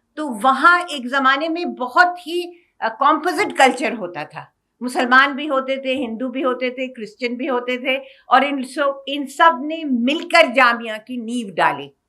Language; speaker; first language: Urdu; native; Urdu